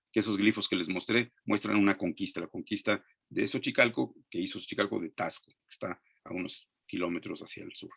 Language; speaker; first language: Spanish; native; Spanish